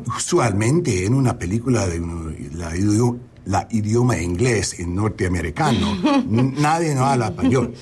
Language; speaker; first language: Spanish; non-native, learner; English